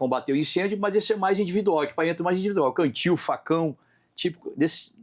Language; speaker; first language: Portuguese; native; Portuguese